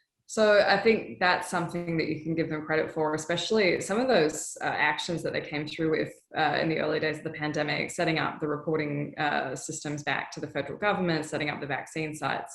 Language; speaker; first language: English; native; English